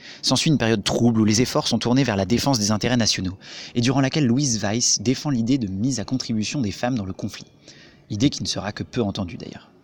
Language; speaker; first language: French; native; French